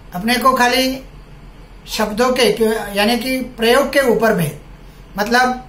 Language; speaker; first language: Hindi; non-native, local second language; Marathi